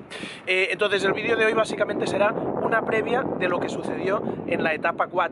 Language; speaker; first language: Spanish; native; Spanish